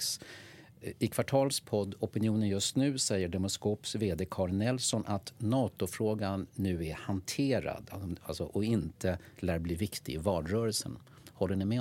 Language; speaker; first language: Swedish; native; Swedish